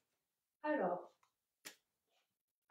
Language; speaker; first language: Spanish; non-native, learner; French